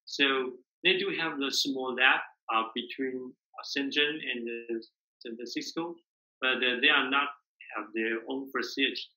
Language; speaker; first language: English; non-native, learner; Chinese